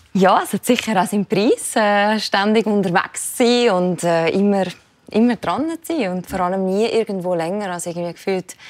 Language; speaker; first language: German; native; German